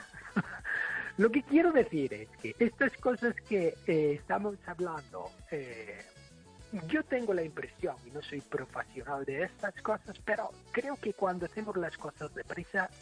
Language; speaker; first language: Spanish; non-native, fluent; English